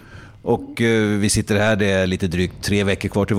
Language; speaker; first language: Swedish; native; Swedish